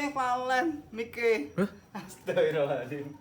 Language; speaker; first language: Indonesian; native; Indonesian